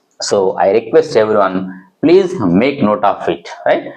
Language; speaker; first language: English; non-native, local second language; Telugu